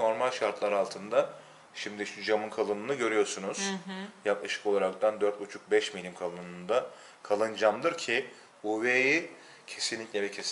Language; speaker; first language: Turkish; native; Turkish